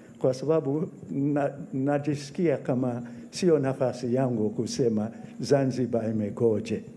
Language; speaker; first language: Swahili; non-native, fluent; English